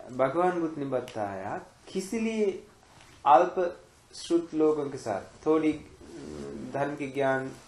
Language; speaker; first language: Hindi; non-native, fluent; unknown